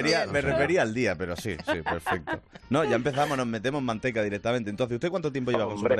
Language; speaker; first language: Spanish; native; Spanish